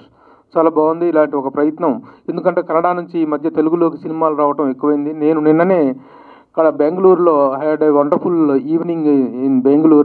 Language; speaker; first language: Telugu; native; Telugu